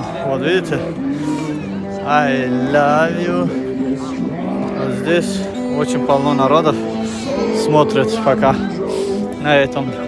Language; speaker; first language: Russian; non-native, fluent; Tajik